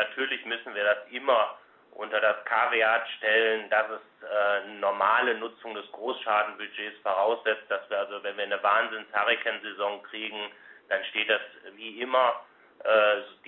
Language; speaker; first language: German; native; German